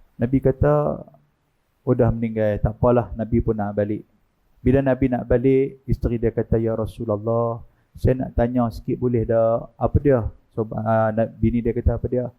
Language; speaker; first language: Malay; native; Malay